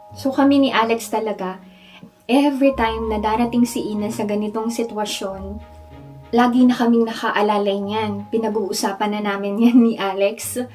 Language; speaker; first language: Filipino; native; Filipino